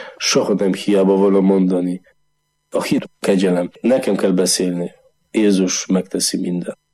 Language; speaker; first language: Hungarian; non-native, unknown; Polish